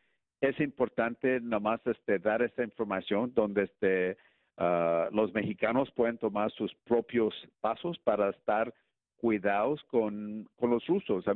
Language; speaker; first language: Spanish; early bilingual, heritage; Spanish